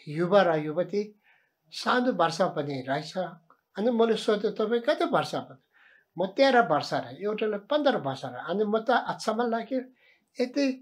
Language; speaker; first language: Nepali; non-native, local second language; Tibetan